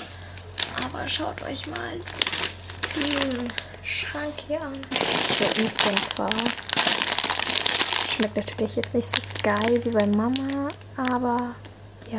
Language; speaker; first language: German; early bilingual, other home language; Vietnamese